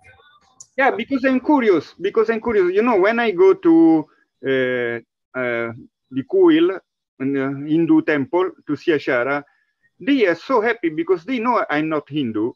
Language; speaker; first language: English; non-native, fluent; Italian